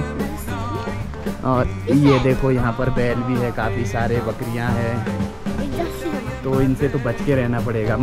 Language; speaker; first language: Hindi; non-native, local second language; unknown